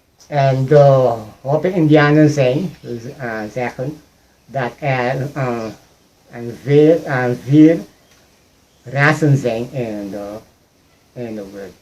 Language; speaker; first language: Dutch; non-native, local second language; Papiamento